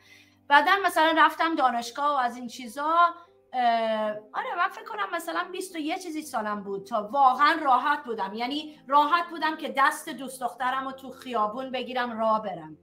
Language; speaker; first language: Persian; early bilingual, heritage; Persian